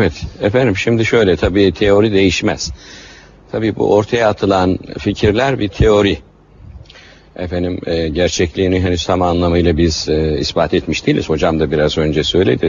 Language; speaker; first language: Turkish; native; Turkish